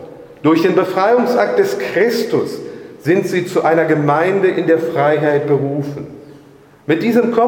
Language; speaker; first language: German; native; German